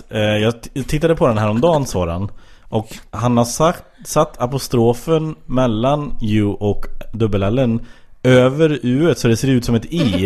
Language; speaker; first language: Swedish; native; Swedish